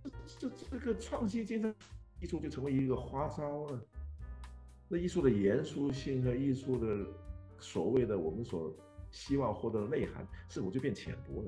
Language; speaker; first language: Chinese; non-native, local second language; Cantonese